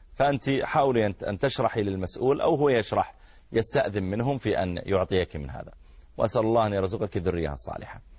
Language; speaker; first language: Arabic; native; Arabic